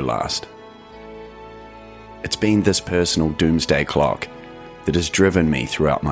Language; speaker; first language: English; native; English